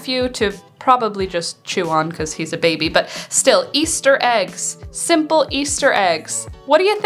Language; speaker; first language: English; native; English